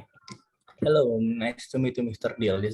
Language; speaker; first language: English; non-native, learner; Indonesian